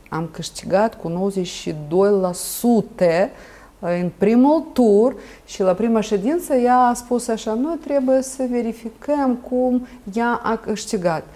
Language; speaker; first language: Romanian; non-native, local second language; Russian